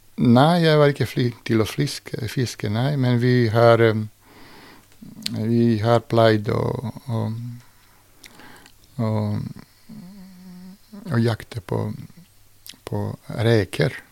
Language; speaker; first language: Norwegian; non-native, fluent; Bosnian